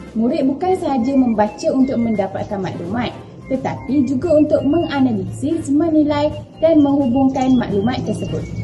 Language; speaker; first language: Malay; native; Malay